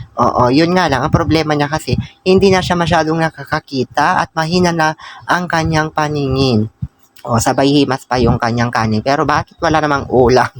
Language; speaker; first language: Filipino; non-native, local second language; Iloko